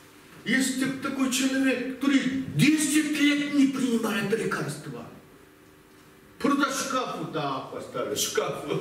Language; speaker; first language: Russian; non-native, learner; Korean